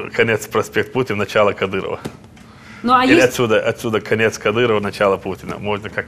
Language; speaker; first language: Russian; non-native, local second language; Chechen